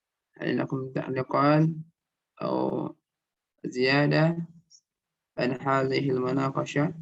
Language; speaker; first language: Arabic; non-native, fluent; Indonesian